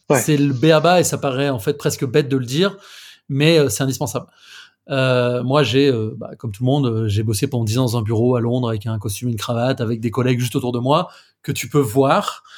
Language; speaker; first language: French; native; French